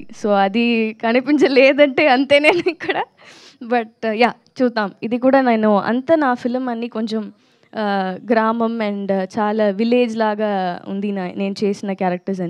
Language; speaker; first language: Telugu; non-native, learner; Tamil